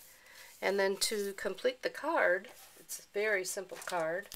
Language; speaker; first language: English; native; English